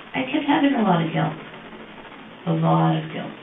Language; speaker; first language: English; native; English